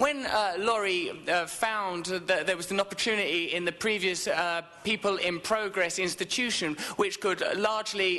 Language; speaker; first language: English; native; English